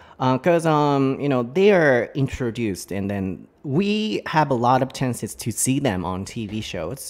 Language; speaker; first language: English; non-native, fluent; Japanese